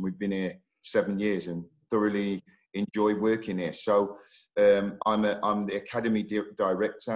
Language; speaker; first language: English; native; English